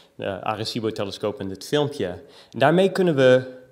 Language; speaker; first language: Dutch; non-native, fluent; English